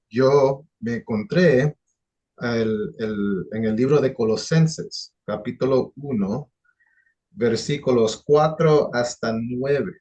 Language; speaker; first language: Spanish; early bilingual, heritage; English